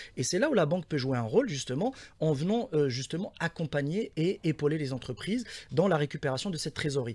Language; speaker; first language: French; non-native, local second language; Arabic